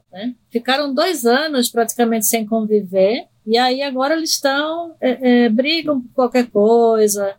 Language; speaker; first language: Portuguese; early bilingual, other home language; Spanish